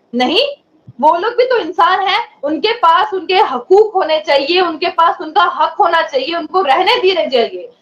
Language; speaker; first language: Hindi; non-native, local second language; Kashmiri